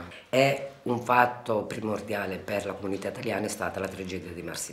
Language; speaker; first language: Italian; native; Italian